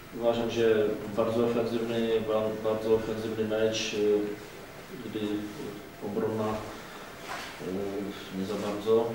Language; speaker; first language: Polish; non-native, learner; Czech